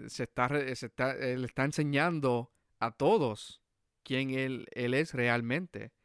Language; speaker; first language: Spanish; early bilingual, heritage; Spanish